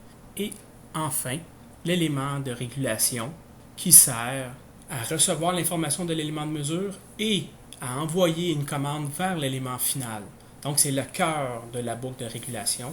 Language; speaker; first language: French; native; French